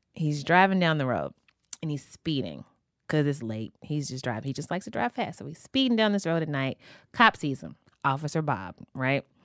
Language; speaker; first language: English; native; English